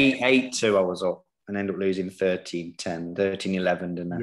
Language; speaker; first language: English; native; English